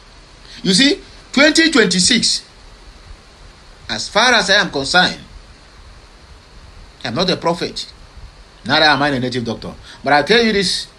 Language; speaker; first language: English; non-native, local second language; Igbo